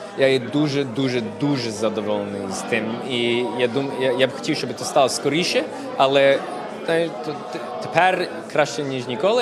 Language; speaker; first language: Ukrainian; early bilingual, heritage; Ukrainian